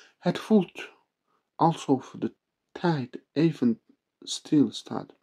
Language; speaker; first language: Dutch; non-native, fluent; Turkish